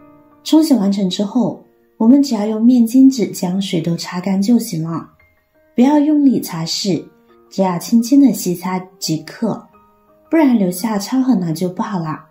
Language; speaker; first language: Chinese; native; Chinese